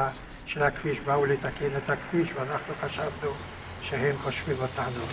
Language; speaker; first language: Hebrew; non-native, fluent; Yiddish